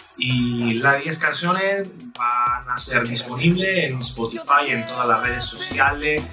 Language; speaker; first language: Spanish; non-native, fluent; Italian